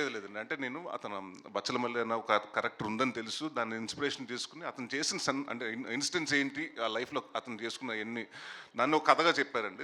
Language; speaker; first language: Telugu; native; Telugu